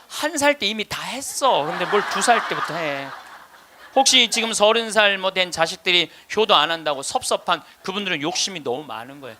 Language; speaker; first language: Korean; native; Korean